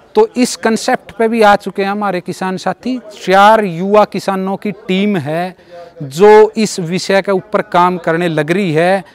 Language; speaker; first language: Hindi; native; Hindi